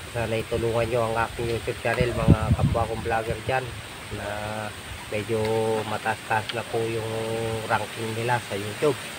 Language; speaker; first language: Filipino; non-native, local second language; Iloko